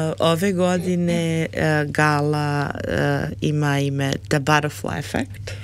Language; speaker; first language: Serbian; early bilingual, heritage; Serbian